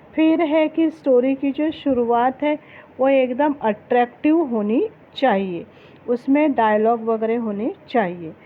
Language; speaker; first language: Hindi; non-native, local second language; Marathi